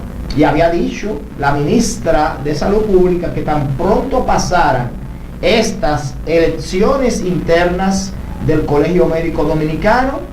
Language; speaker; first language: Spanish; native; Spanish